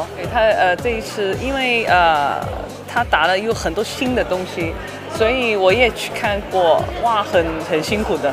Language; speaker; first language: Chinese; non-native, local second language; Cantonese